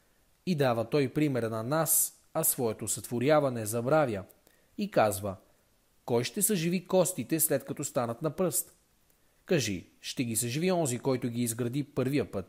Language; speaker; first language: Bulgarian; native; Bulgarian